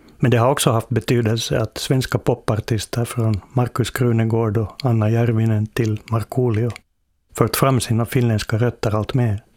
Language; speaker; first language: Swedish; native; Swedish